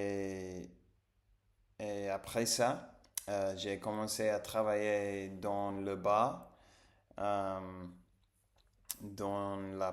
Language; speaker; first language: French; non-native, learner; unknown